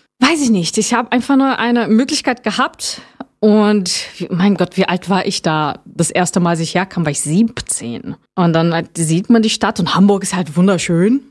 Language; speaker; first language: German; non-native, fluent; Portuguese